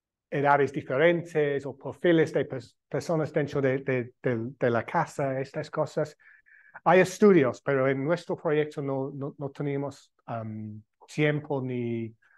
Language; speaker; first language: Spanish; non-native, fluent; English